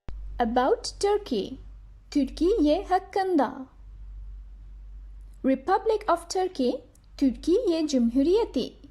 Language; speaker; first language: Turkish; non-native, fluent; Bangla